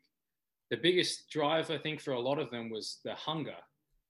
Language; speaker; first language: English; native; English